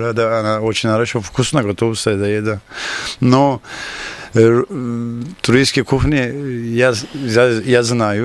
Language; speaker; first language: Russian; non-native, learner; Turkish